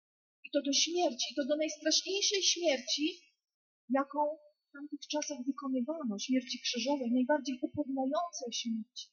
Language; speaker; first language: Polish; native; Polish